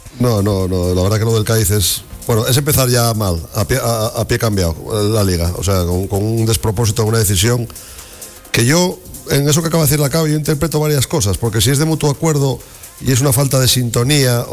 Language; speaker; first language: Spanish; native; Spanish